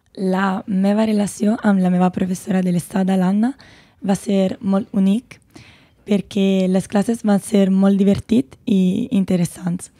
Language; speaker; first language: Catalan; non-native, learner; Italian